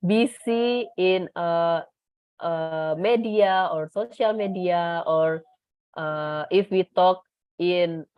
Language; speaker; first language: English; non-native, learner; Indonesian